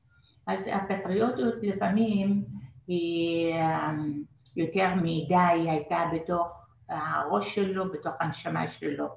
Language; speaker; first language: Hebrew; non-native, fluent; Arabic